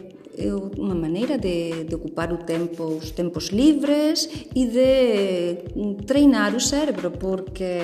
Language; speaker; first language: Portuguese; non-native, fluent; Spanish